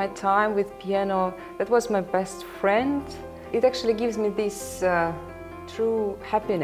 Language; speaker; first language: English; non-native, fluent; Russian